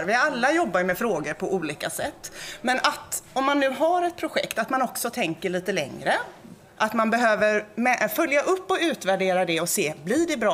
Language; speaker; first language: Swedish; native; Swedish